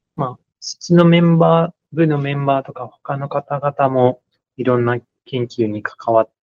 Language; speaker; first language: Japanese; non-native, fluent; Nepali